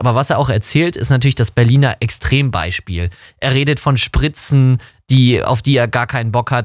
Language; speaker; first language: German; native; German